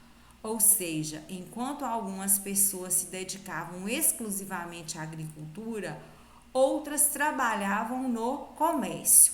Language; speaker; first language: Portuguese; native; Portuguese